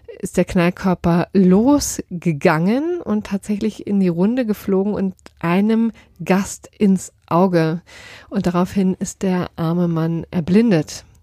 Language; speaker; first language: German; native; German